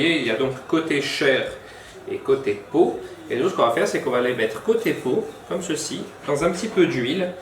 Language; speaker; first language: French; native; French